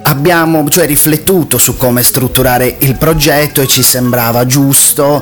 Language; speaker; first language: Italian; native; Italian